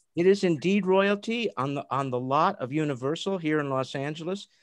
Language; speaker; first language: English; native; English